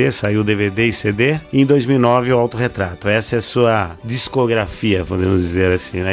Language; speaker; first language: Portuguese; native; Portuguese